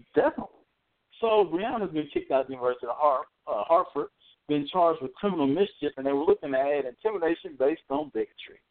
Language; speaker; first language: English; native; English